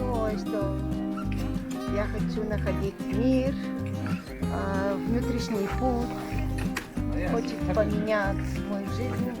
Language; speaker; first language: Russian; non-native, learner; Bulgarian